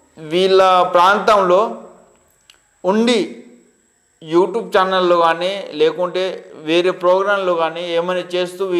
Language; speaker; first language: Telugu; non-native, local second language; Gondi